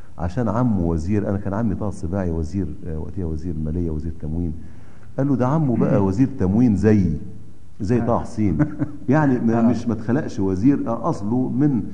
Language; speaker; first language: Egyptian Arabic; native; Egyptian Arabic